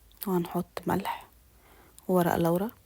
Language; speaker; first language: Arabic; native; Arabic